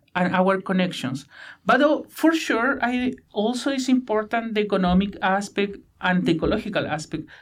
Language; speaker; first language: English; non-native, learner; Spanish